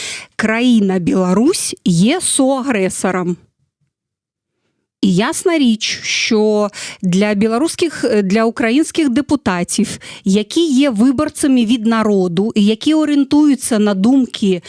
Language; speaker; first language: Ukrainian; non-native, fluent; Russian